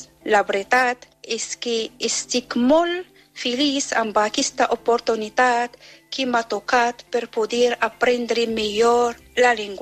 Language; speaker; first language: Catalan; non-native, learner; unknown